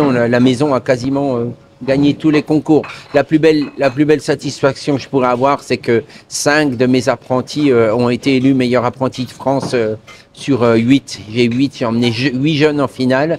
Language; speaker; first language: French; native; French